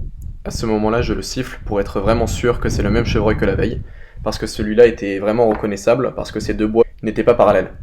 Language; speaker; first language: French; native; French